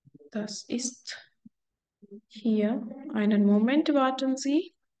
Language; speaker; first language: German; non-native, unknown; Hindi